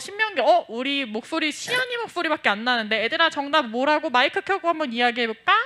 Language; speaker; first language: Korean; native; Korean